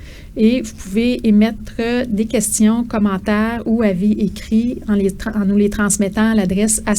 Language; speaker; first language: French; native; French